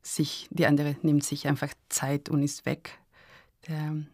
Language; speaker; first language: German; non-native, fluent; Spanish